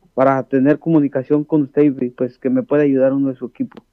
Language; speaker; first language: Spanish; native; Spanish